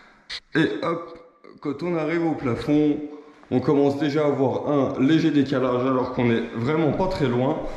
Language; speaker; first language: French; native; French